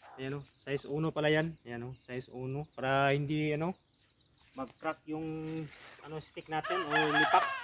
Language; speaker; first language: Filipino; non-native, local second language; Cebuano